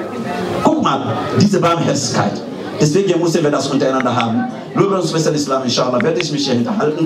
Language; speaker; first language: German; non-native, learner; Fula